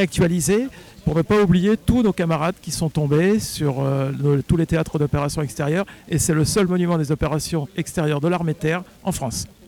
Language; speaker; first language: French; native; French